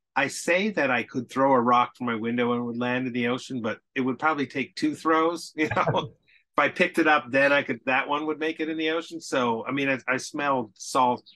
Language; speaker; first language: English; native; English